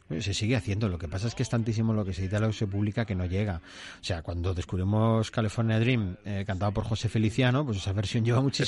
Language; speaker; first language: Spanish; native; Spanish